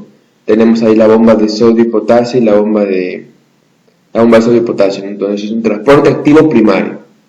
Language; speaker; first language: Spanish; native; Spanish